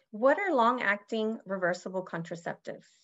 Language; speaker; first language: English; native; English